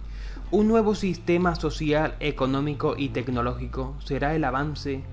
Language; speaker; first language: Spanish; native; Spanish